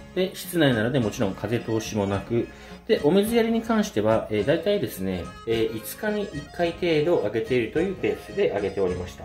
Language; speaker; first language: Japanese; native; Japanese